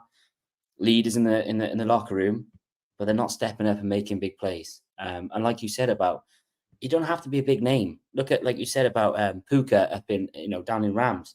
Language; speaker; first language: English; native; English